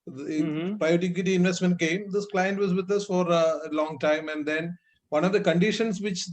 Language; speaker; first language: English; non-native, local second language; Malayalam